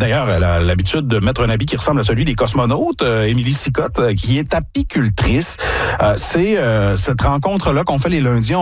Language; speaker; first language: French; native; French